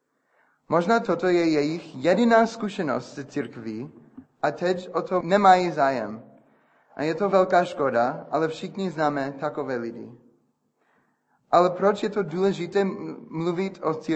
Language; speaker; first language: Czech; non-native, fluent; English